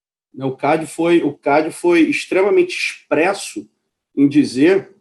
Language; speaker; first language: Portuguese; native; Portuguese